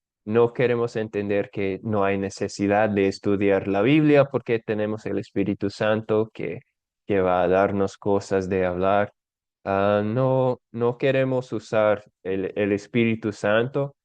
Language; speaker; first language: Spanish; non-native, fluent; English